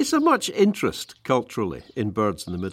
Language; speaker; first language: English; native; English